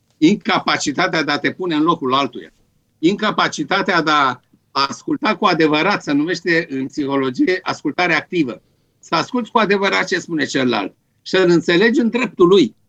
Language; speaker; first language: Romanian; native; Romanian